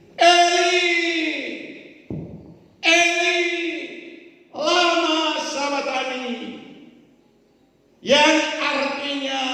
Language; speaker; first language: Indonesian; native; Indonesian